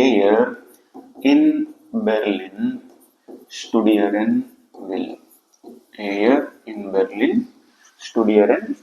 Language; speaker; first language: German; non-native, fluent; Telugu